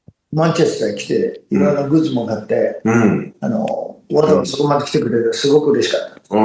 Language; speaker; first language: Japanese; non-native, fluent; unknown